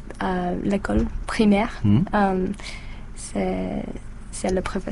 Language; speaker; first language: French; non-native, learner; English